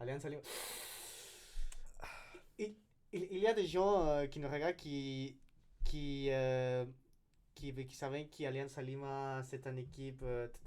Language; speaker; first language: French; non-native, learner; Spanish